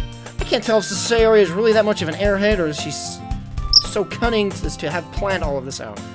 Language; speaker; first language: English; native; English